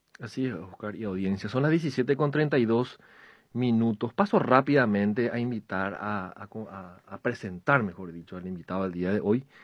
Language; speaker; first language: Spanish; native; Spanish